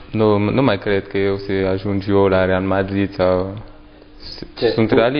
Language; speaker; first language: Romanian; non-native, learner; French